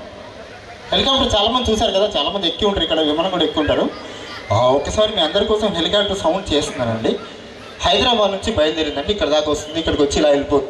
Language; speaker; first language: Telugu; native; Telugu